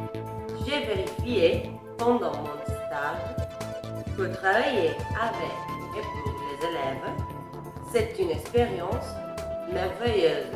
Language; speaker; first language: French; non-native, fluent; Spanish